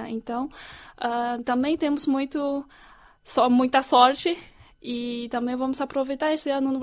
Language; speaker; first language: Portuguese; non-native, fluent; Chinese